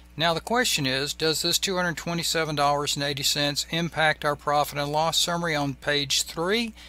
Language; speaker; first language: English; native; English